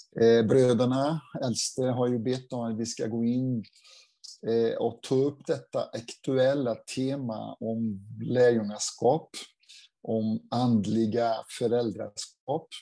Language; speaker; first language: Swedish; non-native, fluent; Portuguese